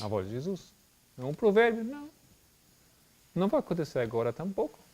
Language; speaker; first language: Portuguese; non-native, fluent; German